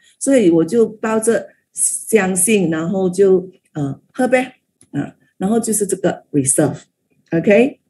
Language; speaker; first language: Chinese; native; Chinese